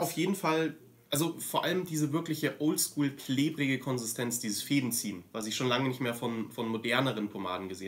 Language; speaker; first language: German; native; German